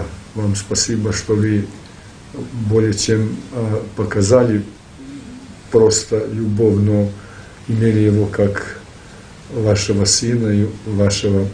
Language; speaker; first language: Russian; non-native, learner; Serbian